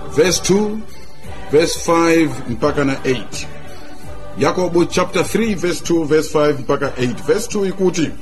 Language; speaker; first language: Nyanja; non-native, local second language; Tumbuka